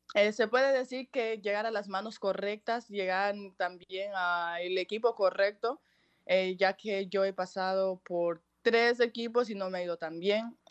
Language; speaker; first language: Spanish; native; Spanish